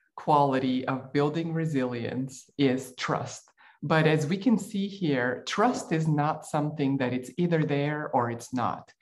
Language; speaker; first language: English; non-native, fluent; Bulgarian